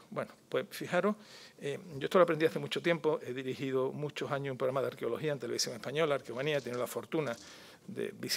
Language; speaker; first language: Spanish; native; Spanish